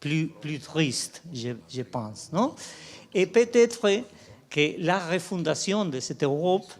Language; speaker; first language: French; non-native, fluent; Spanish